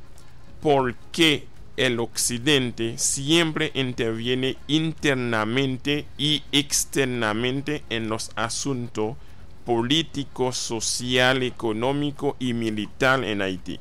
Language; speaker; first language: Spanish; non-native, fluent; Haitian Creole